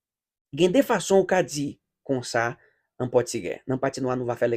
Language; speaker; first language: Haitian Creole; non-native, learner; Portuguese